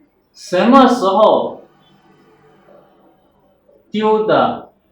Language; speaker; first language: Chinese; non-native, fluent; Urdu